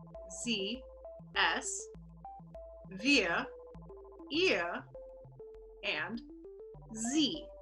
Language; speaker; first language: German; non-native, learner; English